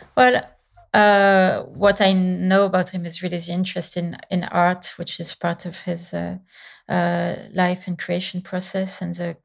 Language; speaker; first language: English; non-native, fluent; French